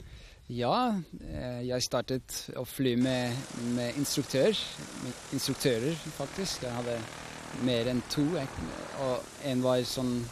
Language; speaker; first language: Norwegian; non-native, fluent; Swiss German